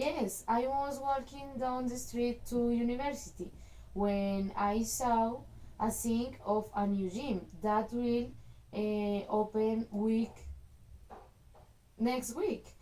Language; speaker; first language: English; non-native, learner; Spanish